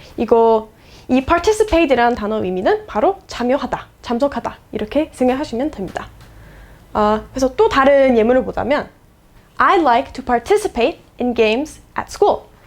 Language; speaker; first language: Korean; non-native, fluent; English